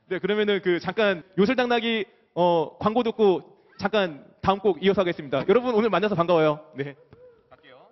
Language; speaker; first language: Korean; native; Korean